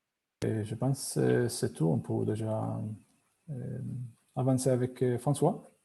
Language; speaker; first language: French; non-native, fluent; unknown